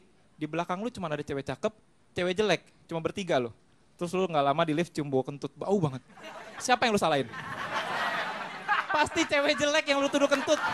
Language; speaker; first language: Indonesian; native; Indonesian